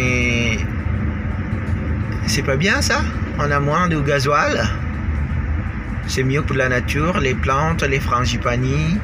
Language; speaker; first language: French; non-native, fluent; Indonesian